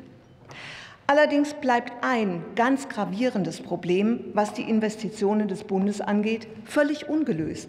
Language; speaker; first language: German; native; German